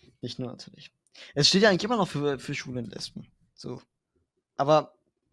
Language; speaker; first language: German; native; German